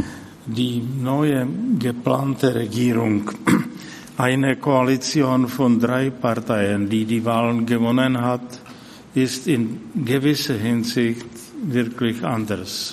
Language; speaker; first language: German; non-native, fluent; Czech